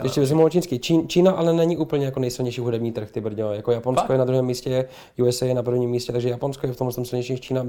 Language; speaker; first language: Czech; native; Czech